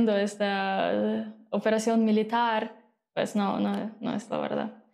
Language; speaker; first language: Spanish; non-native, fluent; Ukrainian